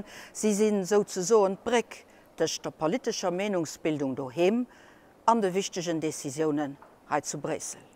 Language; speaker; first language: German; non-native, local second language; Luxembourgish